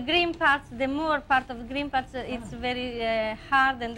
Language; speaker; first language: English; non-native, learner; Italian